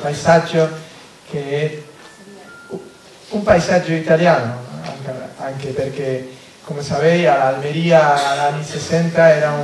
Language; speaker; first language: Italian; non-native, learner; Spanish